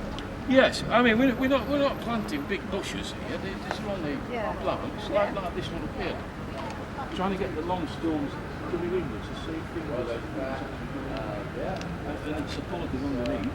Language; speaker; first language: English; native; English